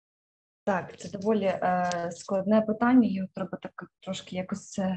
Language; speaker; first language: Ukrainian; native; Ukrainian